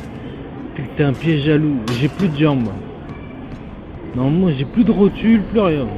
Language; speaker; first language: French; native; French